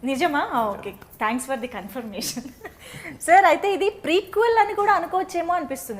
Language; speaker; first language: Telugu; native; Telugu